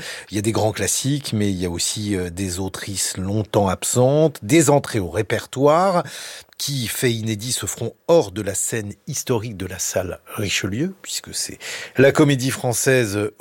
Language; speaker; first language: French; native; French